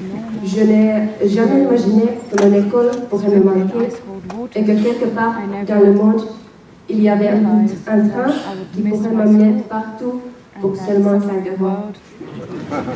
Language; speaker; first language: French; non-native, fluent; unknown